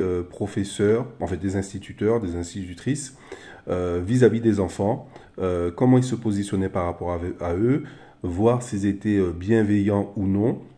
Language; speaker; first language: French; native; French